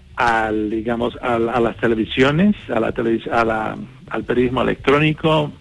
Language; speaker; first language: Spanish; non-native, fluent; English